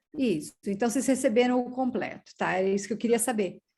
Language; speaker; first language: Portuguese; native; Portuguese